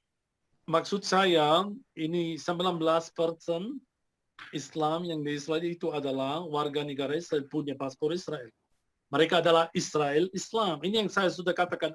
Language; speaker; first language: Indonesian; non-native, fluent; Arabic